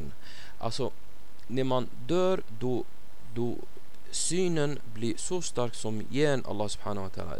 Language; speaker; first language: Swedish; non-native, fluent; Arabic